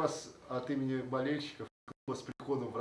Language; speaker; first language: Russian; native; Russian